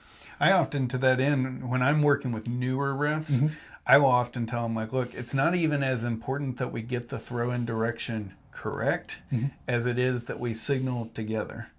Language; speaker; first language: English; native; English